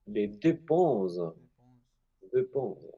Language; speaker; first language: French; non-native, fluent; Spanish